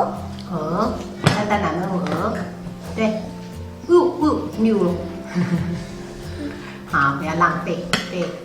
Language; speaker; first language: Chinese; native; Chinese